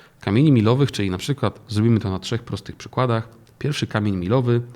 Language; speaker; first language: Polish; native; Polish